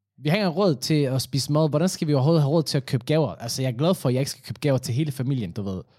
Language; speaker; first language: Danish; early bilingual, other home language; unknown